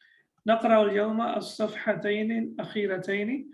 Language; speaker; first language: Arabic; non-native, fluent; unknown